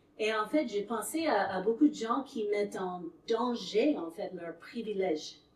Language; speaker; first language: French; non-native, fluent; English